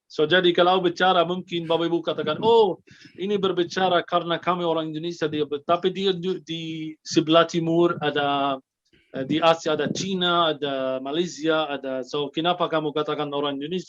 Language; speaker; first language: Indonesian; non-native, fluent; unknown